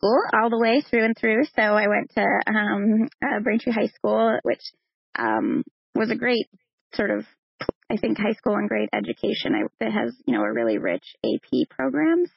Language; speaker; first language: English; native; English